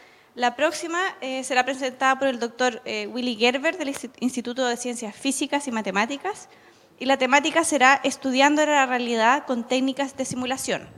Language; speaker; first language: Spanish; native; Spanish